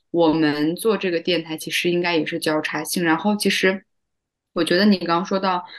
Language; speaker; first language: Chinese; native; Chinese